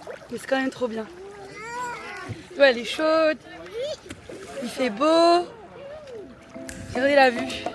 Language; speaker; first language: French; native; French